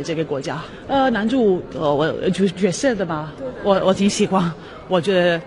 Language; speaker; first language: Chinese; non-native, fluent; Italian